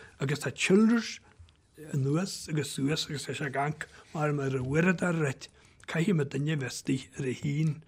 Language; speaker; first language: Irish; native; Irish